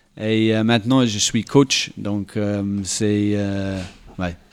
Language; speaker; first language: French; non-native, fluent; English